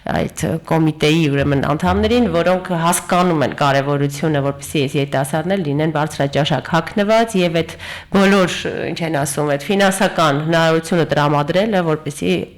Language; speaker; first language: Armenian; native; Armenian